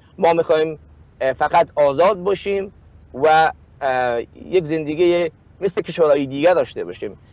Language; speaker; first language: Persian; native; Persian